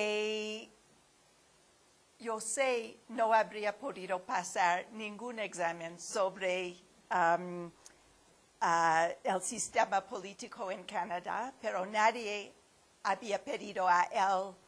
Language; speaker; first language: Spanish; non-native, fluent; English